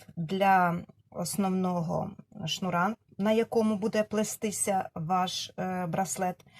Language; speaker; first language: Ukrainian; non-native, local second language; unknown